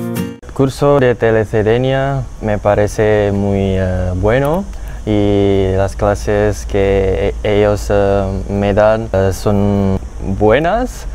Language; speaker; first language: Spanish; non-native, learner; Indonesian